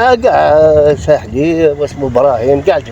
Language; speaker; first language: Arabic; native; Arabic